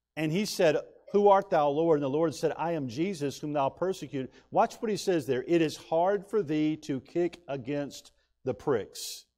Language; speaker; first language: English; native; English